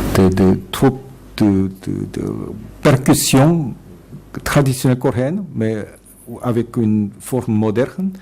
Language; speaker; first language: French; non-native, fluent; Korean